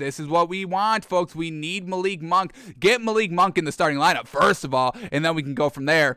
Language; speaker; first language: English; native; English